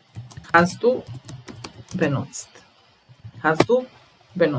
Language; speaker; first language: German; non-native, fluent; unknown